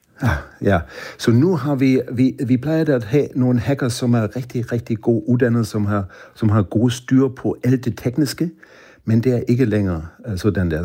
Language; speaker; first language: Danish; non-native, fluent; German